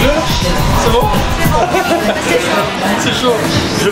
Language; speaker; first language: French; native; French